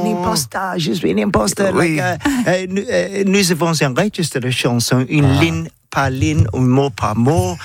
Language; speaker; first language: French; non-native, learner; English